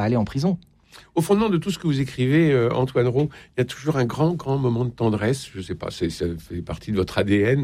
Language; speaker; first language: French; native; French